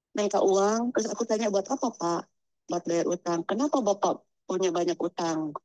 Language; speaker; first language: Indonesian; native; Indonesian